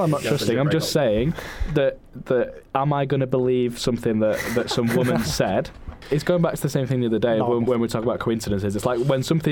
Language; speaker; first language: English; native; English